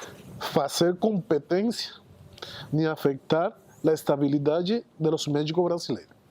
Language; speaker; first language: Portuguese; non-native, fluent; Spanish